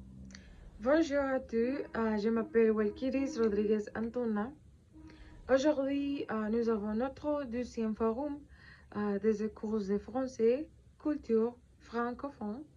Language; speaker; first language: French; non-native, fluent; Spanish